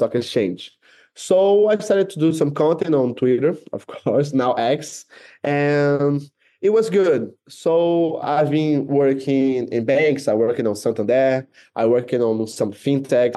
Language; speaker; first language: English; non-native, fluent; Portuguese